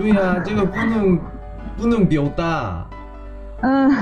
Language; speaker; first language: Chinese; non-native, learner; Korean